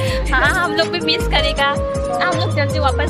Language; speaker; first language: Hindi; non-native, local second language; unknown